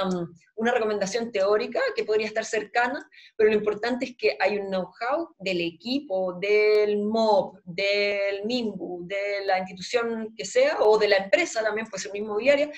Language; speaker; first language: Spanish; native; Spanish